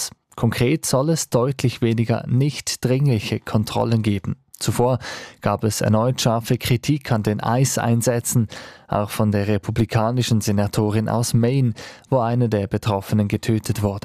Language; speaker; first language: German; native; German